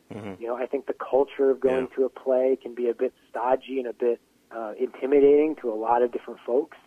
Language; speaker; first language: English; native; English